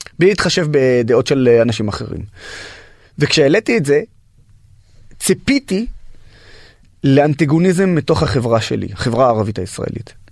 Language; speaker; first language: Hebrew; non-native, local second language; Arabic